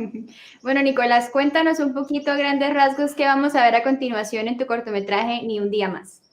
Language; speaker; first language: Spanish; native; Spanish